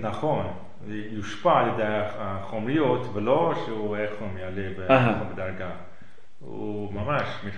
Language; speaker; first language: Hebrew; non-native, learner; English